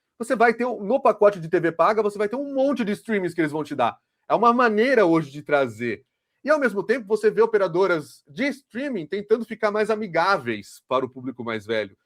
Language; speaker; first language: Portuguese; native; Portuguese